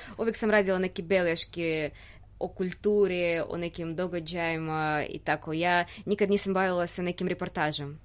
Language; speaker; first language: Serbian; non-native, fluent; Russian